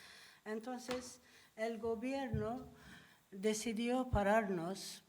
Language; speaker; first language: Spanish; non-native, learner; Turkish